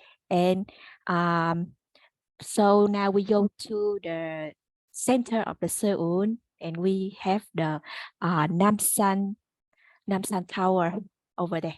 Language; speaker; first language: English; non-native, learner; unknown